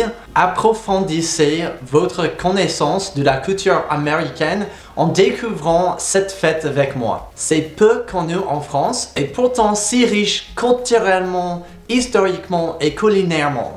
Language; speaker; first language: French; non-native, fluent; English